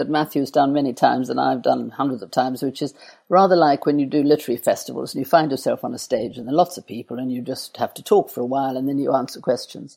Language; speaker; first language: English; native; English